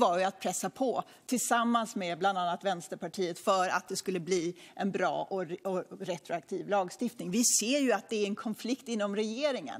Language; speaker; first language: Swedish; native; Swedish